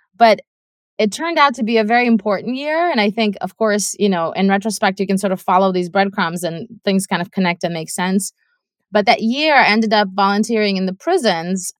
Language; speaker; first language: English; non-native, fluent; Russian